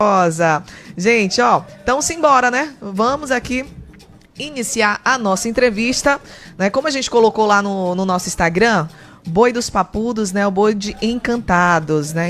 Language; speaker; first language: Portuguese; native; Portuguese